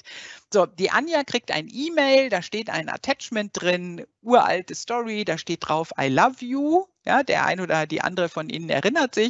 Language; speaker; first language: German; native; German